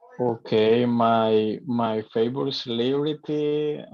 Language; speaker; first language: English; non-native, learner; Spanish